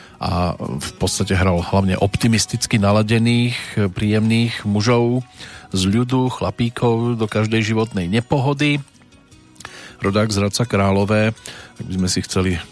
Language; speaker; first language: Slovak; native; Slovak